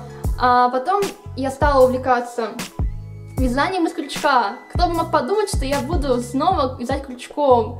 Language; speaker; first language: Russian; native; Russian